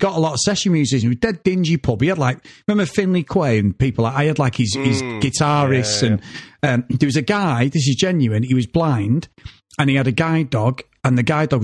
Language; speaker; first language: English; native; English